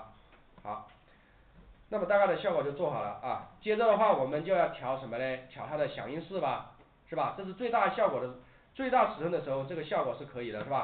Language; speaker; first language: Chinese; native; Chinese